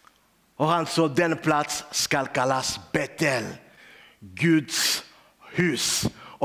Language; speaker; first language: Swedish; non-native, learner; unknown